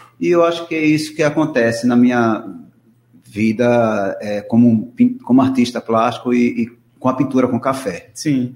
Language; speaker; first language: Portuguese; native; Portuguese